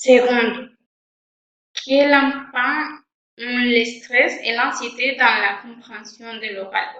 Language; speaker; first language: French; non-native, fluent; Spanish